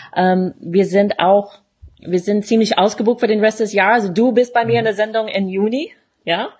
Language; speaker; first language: German; non-native, fluent; English